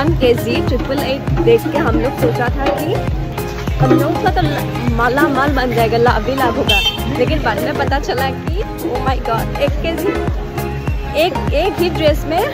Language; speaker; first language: Hindi; non-native, local second language; Assamese